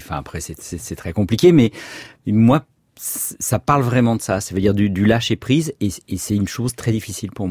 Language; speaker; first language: French; native; French